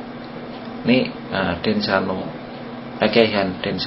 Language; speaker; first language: Japanese; non-native, learner; Indonesian